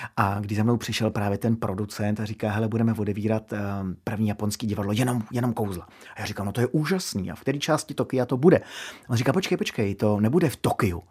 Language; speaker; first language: Czech; native; Czech